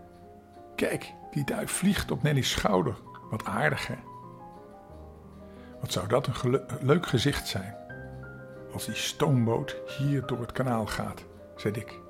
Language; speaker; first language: Dutch; native; Dutch